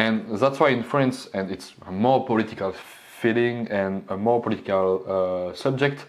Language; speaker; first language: English; non-native, learner; French